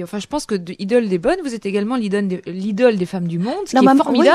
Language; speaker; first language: French; native; French